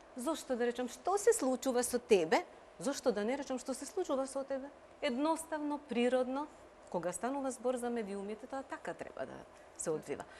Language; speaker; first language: Macedonian; native; Macedonian